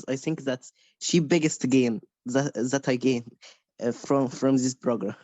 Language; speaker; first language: English; non-native, learner; Spanish